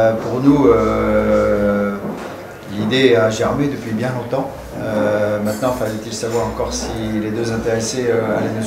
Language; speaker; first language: French; native; French